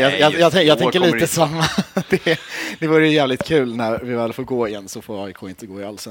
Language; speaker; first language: Swedish; native; Swedish